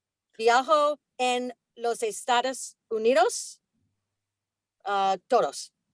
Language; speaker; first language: Spanish; non-native, learner; English